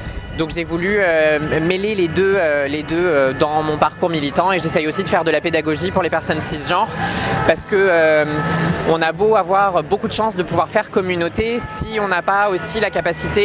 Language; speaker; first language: French; native; French